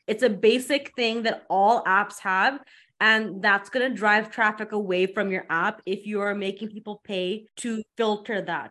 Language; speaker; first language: English; early bilingual, other home language; Punjabi